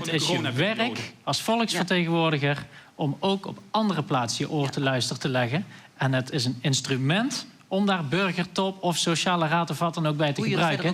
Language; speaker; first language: Dutch; native; Dutch